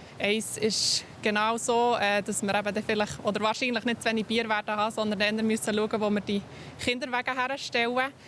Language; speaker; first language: German; native; German